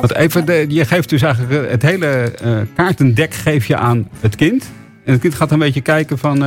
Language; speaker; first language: Dutch; native; Dutch